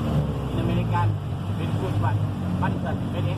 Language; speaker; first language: English; non-native, learner; Thai